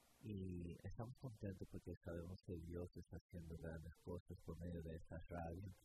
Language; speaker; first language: Spanish; early bilingual, heritage; English